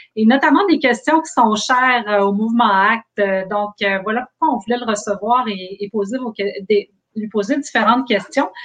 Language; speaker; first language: French; native; French